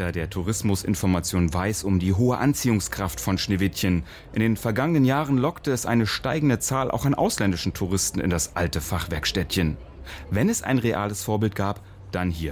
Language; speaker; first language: German; native; German